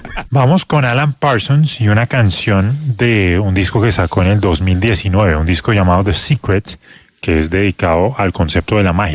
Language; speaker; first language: Spanish; native; Spanish